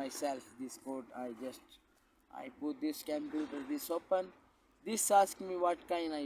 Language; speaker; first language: English; non-native, local second language; Punjabi